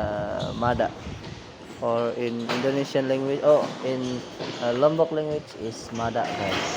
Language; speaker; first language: English; non-native, learner; Indonesian